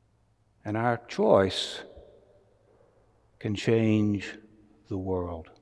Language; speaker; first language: English; native; English